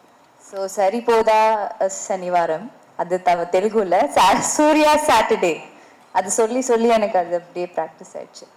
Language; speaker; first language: Tamil; early bilingual, heritage; Tamil